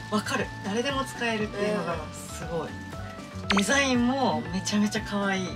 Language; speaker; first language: Japanese; native; Japanese